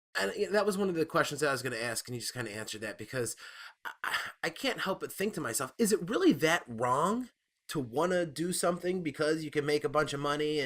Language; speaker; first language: English; native; English